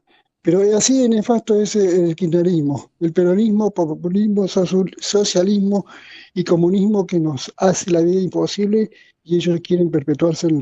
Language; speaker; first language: Spanish; native; Spanish